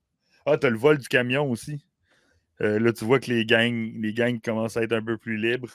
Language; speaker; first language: French; native; French